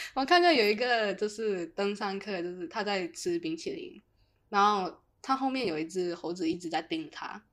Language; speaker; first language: Chinese; non-native, local second language; Cantonese